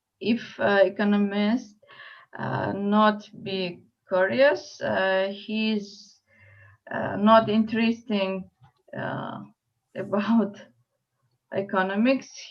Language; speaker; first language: English; non-native, learner; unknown